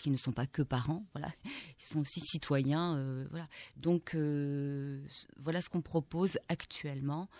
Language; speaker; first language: French; native; French